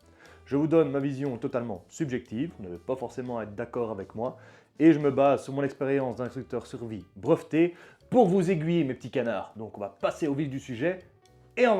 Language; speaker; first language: French; native; French